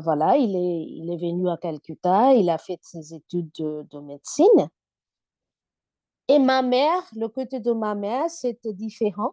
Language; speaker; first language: French; non-native, fluent; Bangla